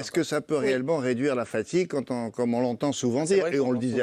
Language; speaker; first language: French; native; French